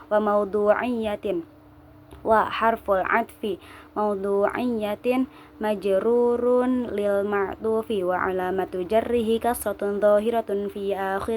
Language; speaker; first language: Arabic; non-native, learner; Indonesian